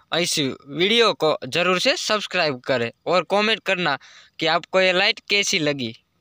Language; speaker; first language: Hindi; non-native, local second language; Gujarati